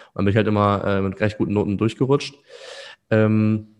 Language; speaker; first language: German; native; German